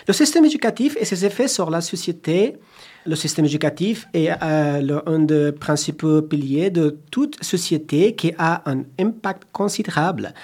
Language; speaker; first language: French; non-native, fluent; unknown